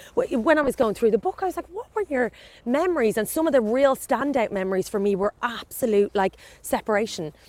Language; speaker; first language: English; native; English